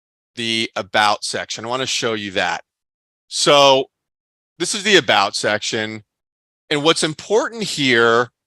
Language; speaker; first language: English; native; English